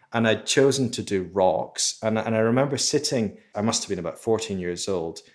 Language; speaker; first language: English; native; English